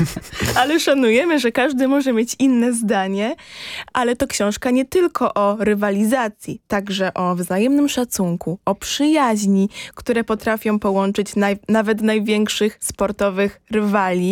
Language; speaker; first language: Polish; native; Polish